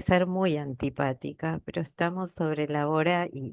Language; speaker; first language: Spanish; native; Spanish